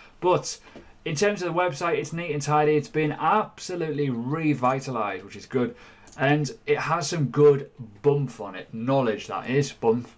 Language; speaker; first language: English; native; English